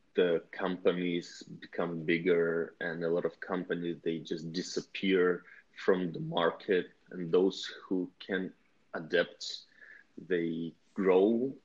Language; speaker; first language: English; non-native, fluent; Russian